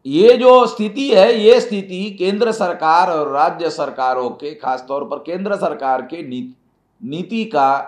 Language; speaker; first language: Hindi; non-native, local second language; Marathi